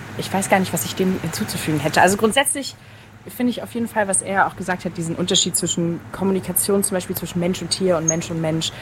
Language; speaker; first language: German; native; German